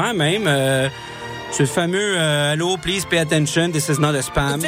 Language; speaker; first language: French; native; French